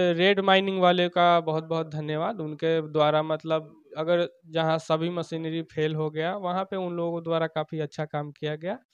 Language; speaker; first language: Hindi; native; Hindi